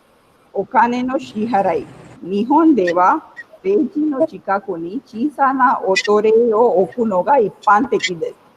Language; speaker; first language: Japanese; non-native, fluent; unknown